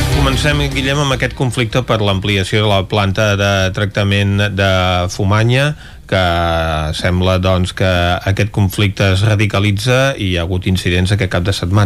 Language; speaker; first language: Catalan; native; Catalan